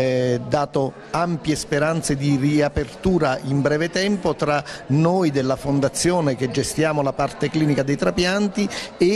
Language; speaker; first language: Italian; native; Italian